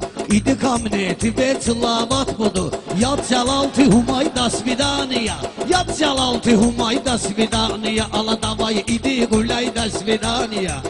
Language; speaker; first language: Russian; non-native, learner; Talysh